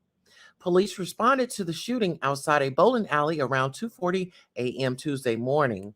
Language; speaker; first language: English; native; English